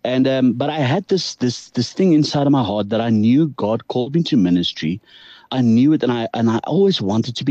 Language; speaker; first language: English; non-native, local second language; Afrikaans